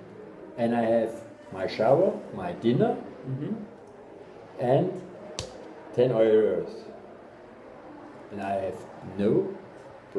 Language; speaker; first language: English; non-native, learner; German